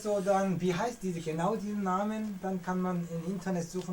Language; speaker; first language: German; non-native, learner; Korean